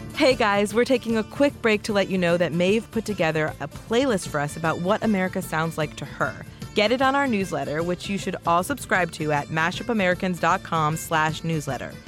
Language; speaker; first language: English; native; English